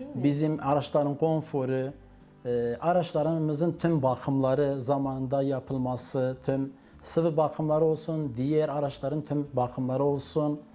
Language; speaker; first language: Turkish; native; Turkish